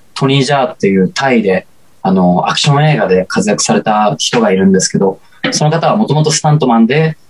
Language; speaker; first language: Japanese; native; Japanese